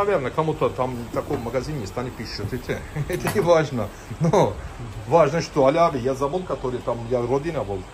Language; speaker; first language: Russian; non-native, learner; Turkish